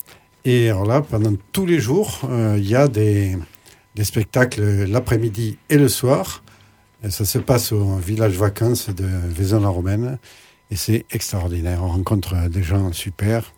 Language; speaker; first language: French; native; French